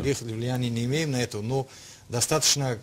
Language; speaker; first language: Russian; non-native, local second language; Tajik